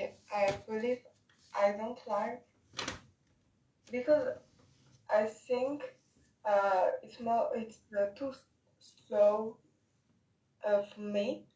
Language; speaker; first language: English; non-native, learner; French